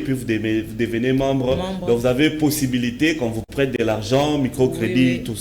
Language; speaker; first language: French; non-native, local second language; Lingala